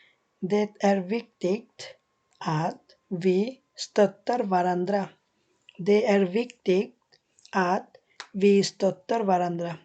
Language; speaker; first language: Swedish; non-native, fluent; Bangla